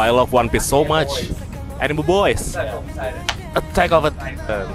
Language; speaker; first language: English; non-native, learner; Indonesian